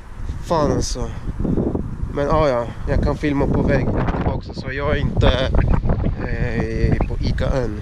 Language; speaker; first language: Swedish; non-native, fluent; Russian